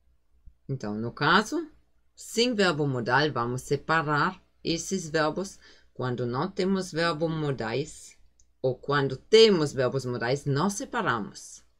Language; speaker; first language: Portuguese; non-native, fluent; German